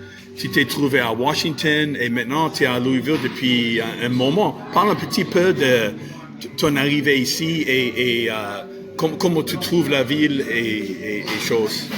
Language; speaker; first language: French; non-native, fluent; English